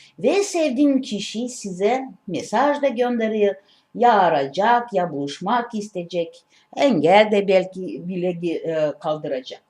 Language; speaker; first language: Turkish; non-native, learner; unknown